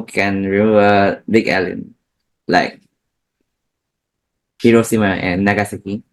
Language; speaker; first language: English; non-native, learner; Vietnamese